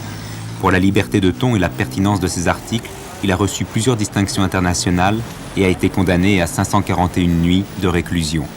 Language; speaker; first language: French; native; French